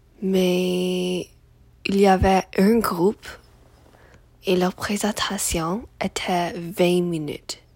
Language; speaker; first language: French; non-native, learner; English